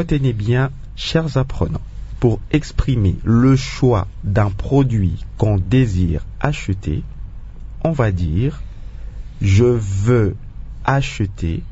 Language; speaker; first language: French; non-native, local second language; Kongo